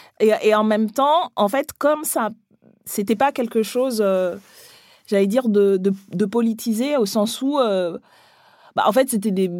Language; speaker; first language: French; early bilingual, other home language; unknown